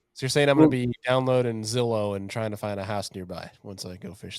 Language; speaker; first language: English; native; English